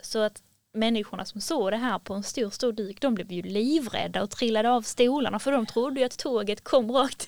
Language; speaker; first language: Swedish; native; Swedish